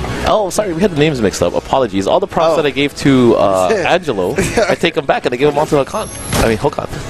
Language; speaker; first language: English; native; English